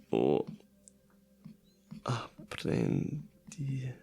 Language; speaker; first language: Portuguese; non-native, learner; German